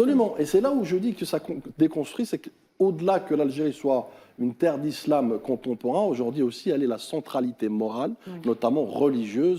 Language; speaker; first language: French; non-native, local second language; Arabic